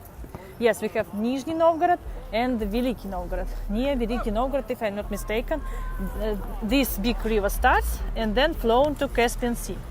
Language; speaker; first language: English; non-native, fluent; Russian